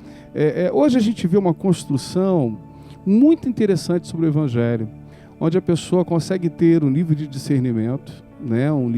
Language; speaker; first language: Portuguese; native; Portuguese